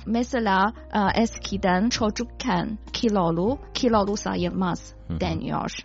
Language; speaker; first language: Turkish; non-native, fluent; Chinese